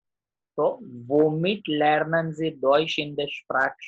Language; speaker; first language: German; non-native, learner; Gujarati